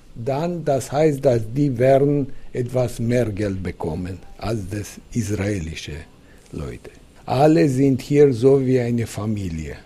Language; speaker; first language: German; non-native, fluent; Romanian